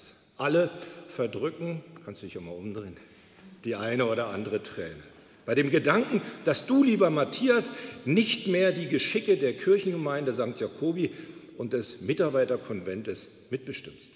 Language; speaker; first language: German; native; German